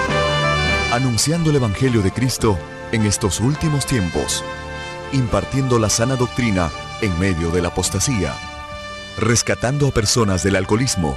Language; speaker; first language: Spanish; native; Spanish